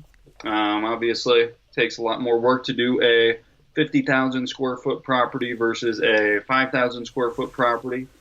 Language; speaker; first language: English; native; English